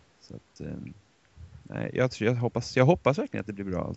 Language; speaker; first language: Swedish; native; Swedish